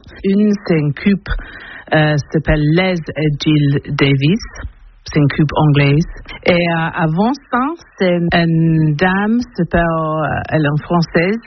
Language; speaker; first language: French; non-native, learner; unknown